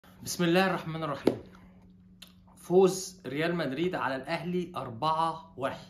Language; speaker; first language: Arabic; native; Arabic